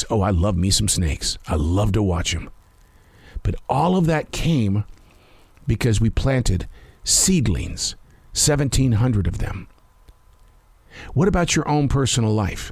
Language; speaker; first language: English; native; English